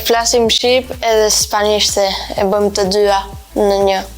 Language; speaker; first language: Albanian; early bilingual, heritage; Albanian